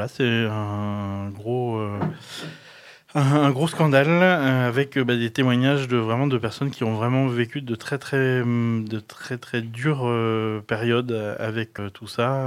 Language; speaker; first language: French; native; French